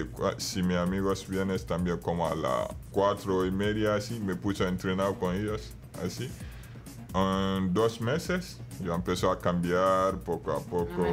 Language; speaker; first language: Spanish; non-native, fluent; Bambara